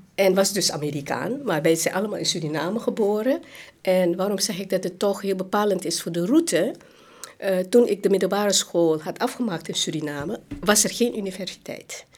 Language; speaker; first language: Dutch; non-native, local second language; Hakka Chinese